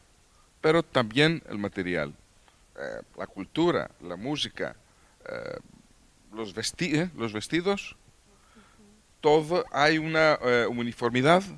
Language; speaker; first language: Spanish; non-native, learner; Greek